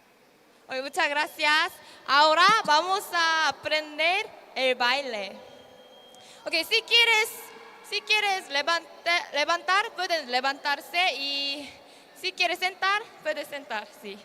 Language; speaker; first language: Spanish; non-native, learner; Korean